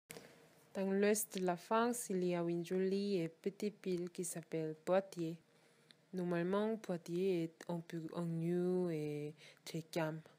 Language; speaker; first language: French; non-native, learner; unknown